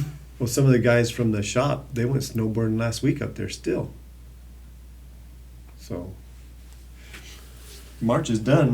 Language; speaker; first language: English; native; English